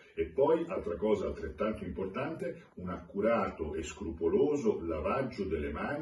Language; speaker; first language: Italian; native; Italian